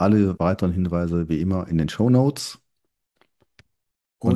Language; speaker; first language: German; native; German